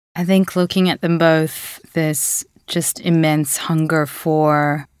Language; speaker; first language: English; early bilingual, other home language; Russian